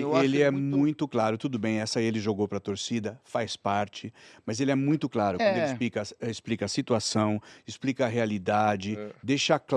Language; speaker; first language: Portuguese; native; Portuguese